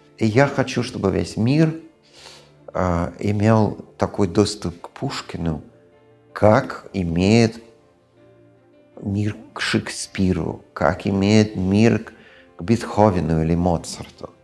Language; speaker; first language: Russian; non-native, fluent; English